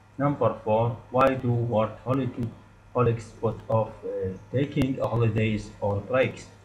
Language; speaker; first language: English; non-native, fluent; Arabic